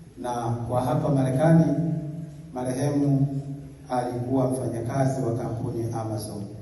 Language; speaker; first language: Swahili; non-native, local second language; Bembe